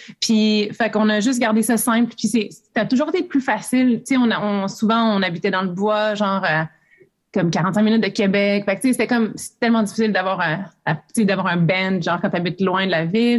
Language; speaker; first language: French; native; French